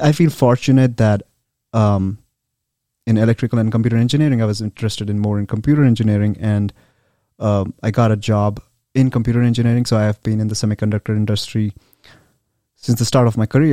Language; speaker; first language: English; non-native, local second language; Hindi